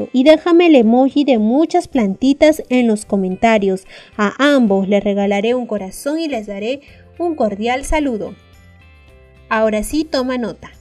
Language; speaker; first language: Spanish; native; Spanish